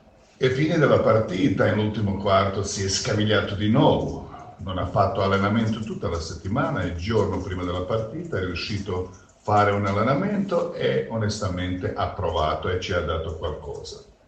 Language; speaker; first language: Italian; non-native, fluent; Croatian